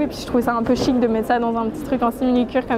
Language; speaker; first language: French; native; French